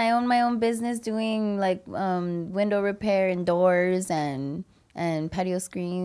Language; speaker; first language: English; early bilingual, other home language; Spanish